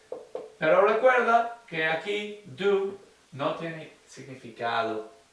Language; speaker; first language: Spanish; non-native, learner; English